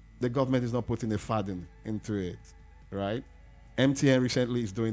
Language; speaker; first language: English; non-native, local second language; Yoruba